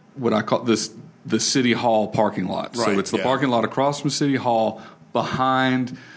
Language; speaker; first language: English; native; English